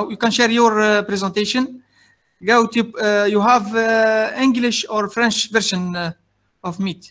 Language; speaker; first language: English; non-native, learner; Arabic